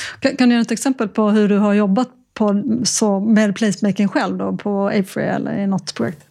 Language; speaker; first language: Swedish; native; Swedish